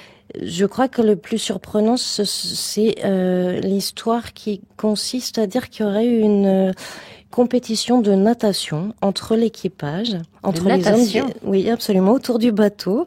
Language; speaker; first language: French; native; French